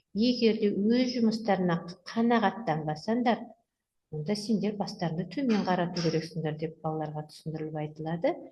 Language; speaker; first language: Kazakh; native; Kazakh